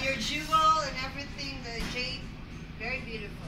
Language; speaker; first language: English; non-native, learner; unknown